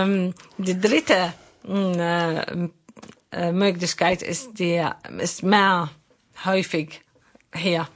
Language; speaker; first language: German; non-native, learner; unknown